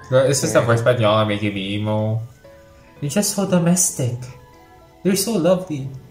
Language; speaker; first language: English; non-native, local second language; Filipino